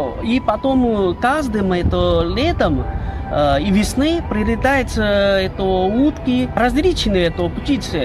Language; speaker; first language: Russian; non-native, learner; Chinese